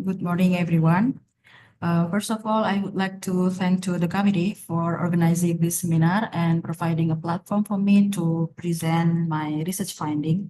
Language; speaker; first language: English; non-native, fluent; Indonesian